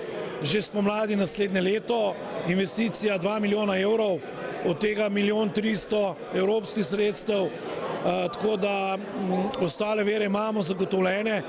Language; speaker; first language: Slovenian; native; Slovenian